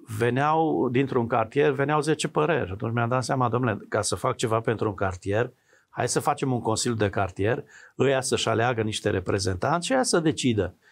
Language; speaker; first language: Romanian; native; Romanian